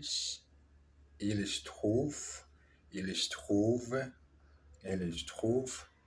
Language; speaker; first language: French; non-native, learner; Portuguese